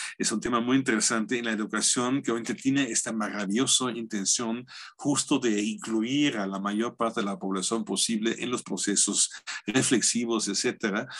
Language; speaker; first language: Spanish; non-native, fluent; German